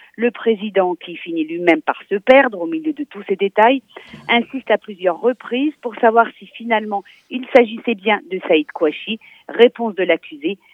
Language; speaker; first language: French; native; French